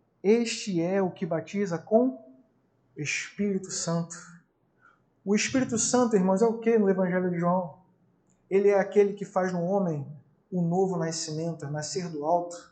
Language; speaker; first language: Portuguese; native; Portuguese